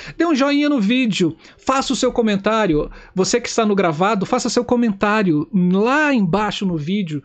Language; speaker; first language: Portuguese; native; Portuguese